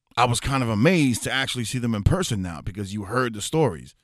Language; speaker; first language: English; native; English